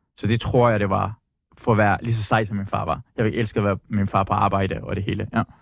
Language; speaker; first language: Danish; early bilingual, other home language; Persian